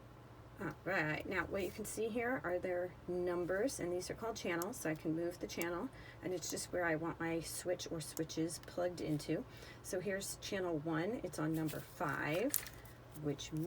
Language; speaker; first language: English; native; English